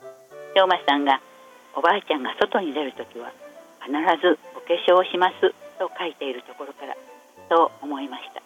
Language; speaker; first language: Japanese; native; Japanese